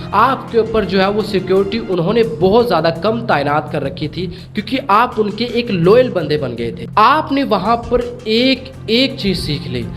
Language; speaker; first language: Urdu; non-native, local second language; Sindhi